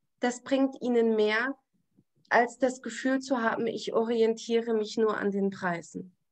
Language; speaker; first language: German; native; German